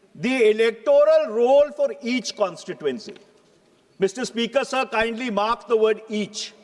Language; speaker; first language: English; non-native, local second language; Hindi